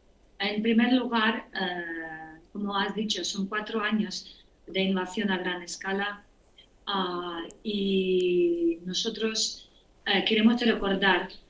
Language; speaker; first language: Spanish; non-native, fluent; Ukrainian